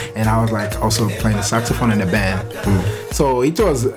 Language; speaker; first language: English; non-native, local second language; Yoruba